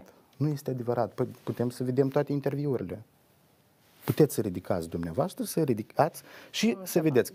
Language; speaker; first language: Romanian; native; Romanian